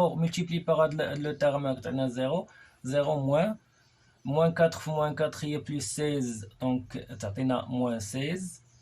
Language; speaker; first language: French; non-native, local second language; Arabic